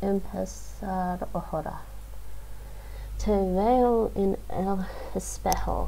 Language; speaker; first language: Spanish; non-native, learner; English